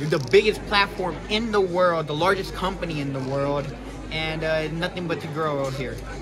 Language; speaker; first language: English; early bilingual, other home language; Spanish